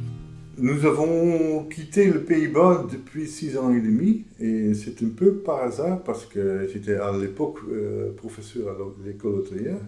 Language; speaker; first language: French; non-native, fluent; Dutch